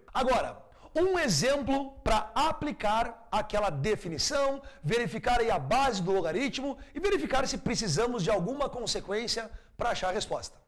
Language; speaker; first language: Portuguese; native; Portuguese